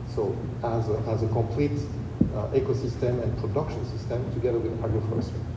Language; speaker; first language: English; non-native, fluent; French